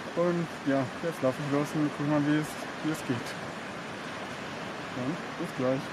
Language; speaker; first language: German; non-native, learner; Italian